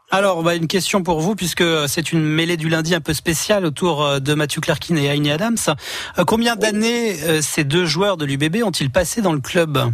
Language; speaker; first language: French; native; French